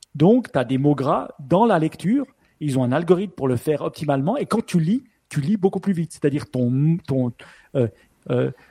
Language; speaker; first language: French; native; French